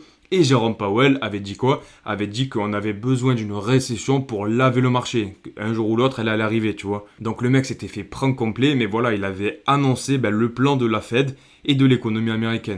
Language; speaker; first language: French; native; French